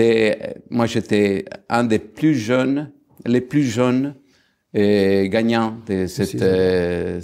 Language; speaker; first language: French; non-native, fluent; Italian